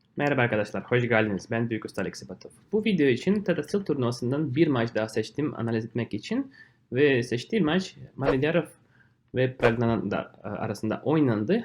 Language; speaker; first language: Turkish; non-native, fluent; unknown